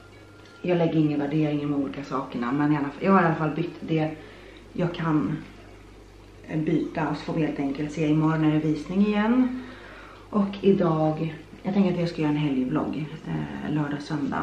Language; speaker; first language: Swedish; native; Swedish